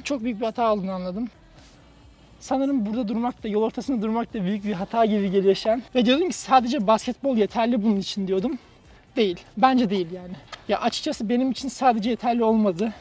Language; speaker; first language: Turkish; native; Turkish